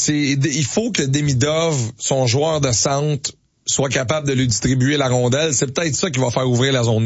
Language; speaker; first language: French; native; French